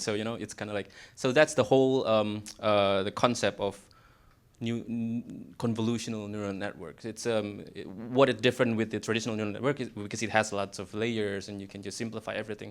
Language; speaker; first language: English; non-native, fluent; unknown